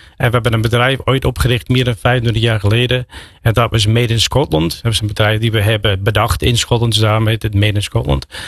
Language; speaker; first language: Dutch; non-native, fluent; English